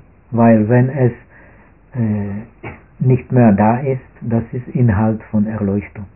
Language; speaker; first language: German; non-native, fluent; Czech